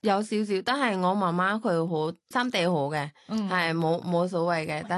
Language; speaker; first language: Cantonese; non-native, learner; Thai